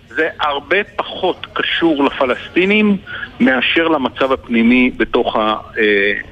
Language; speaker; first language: Hebrew; native; Hebrew